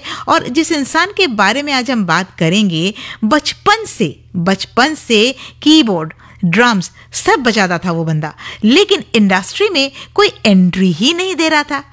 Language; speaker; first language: Hindi; native; Hindi